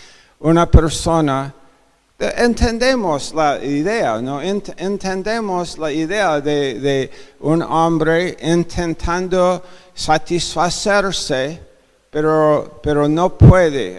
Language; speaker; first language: Spanish; non-native, fluent; English